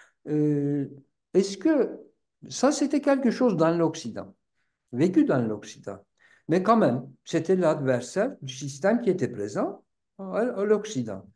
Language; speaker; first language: French; non-native, fluent; Turkish